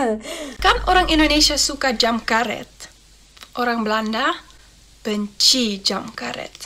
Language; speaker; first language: Indonesian; non-native, learner; Dutch